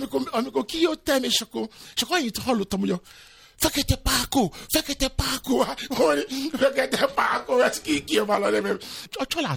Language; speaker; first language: Hungarian; non-native, fluent; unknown